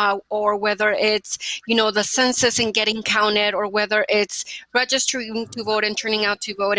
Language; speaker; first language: English; early bilingual, other home language; Spanish